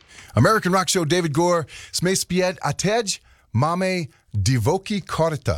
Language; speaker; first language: Czech; non-native, learner; English